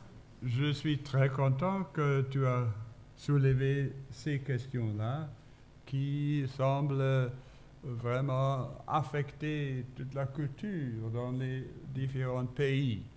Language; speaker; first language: French; non-native, fluent; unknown